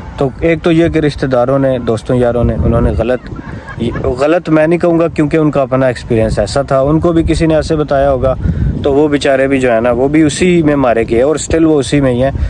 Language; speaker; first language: Urdu; non-native, local second language; Punjabi